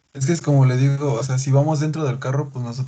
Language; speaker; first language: Spanish; native; Spanish